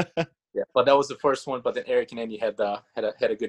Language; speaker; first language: English; non-native, fluent; Portuguese